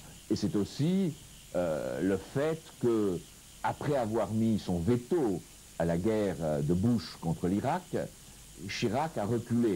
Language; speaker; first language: French; native; French